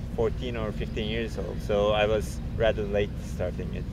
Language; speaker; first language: English; non-native, fluent; Turkish